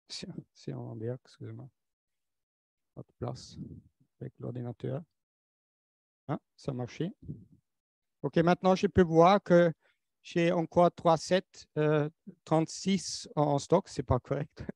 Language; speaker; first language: French; non-native, fluent; English